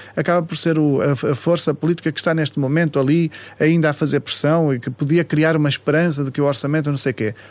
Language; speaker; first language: Portuguese; native; Portuguese